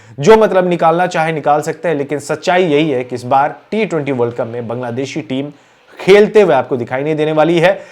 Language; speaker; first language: Hindi; native; Hindi